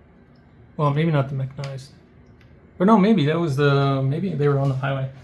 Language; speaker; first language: English; native; English